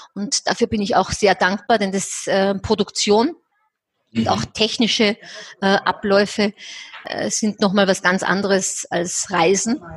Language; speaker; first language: German; native; German